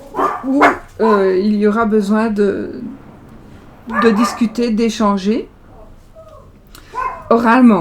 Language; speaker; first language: French; native; French